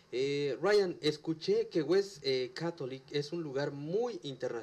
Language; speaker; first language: Spanish; native; Spanish